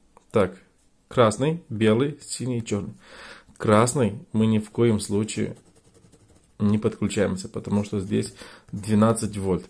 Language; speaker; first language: Russian; non-native, fluent; Romanian